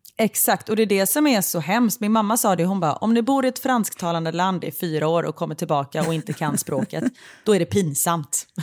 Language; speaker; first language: Swedish; native; Swedish